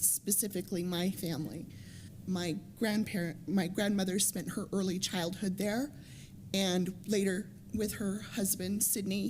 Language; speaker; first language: English; native; English